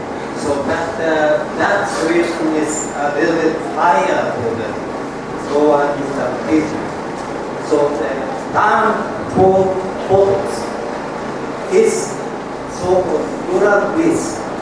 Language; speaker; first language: English; non-native, learner; Japanese